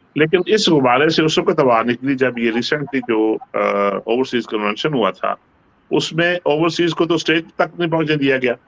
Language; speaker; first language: Urdu; native; Urdu